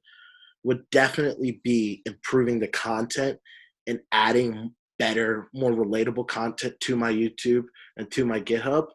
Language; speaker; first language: English; native; English